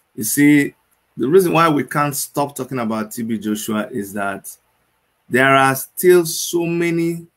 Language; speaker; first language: English; non-native, local second language; Igbo